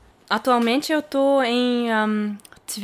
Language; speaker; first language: Portuguese; early bilingual, heritage; German